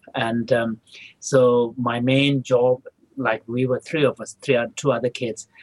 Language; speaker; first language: English; non-native, local second language; Tibetan